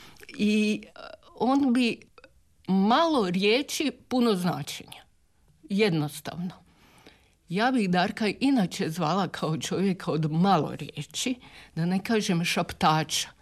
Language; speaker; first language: Serbian; native; Serbian